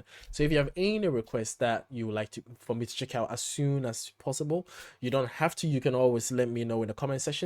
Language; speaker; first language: English; native; English